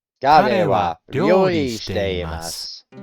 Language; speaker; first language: Japanese; non-native, learner; English